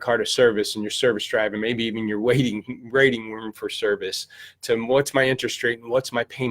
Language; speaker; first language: English; native; English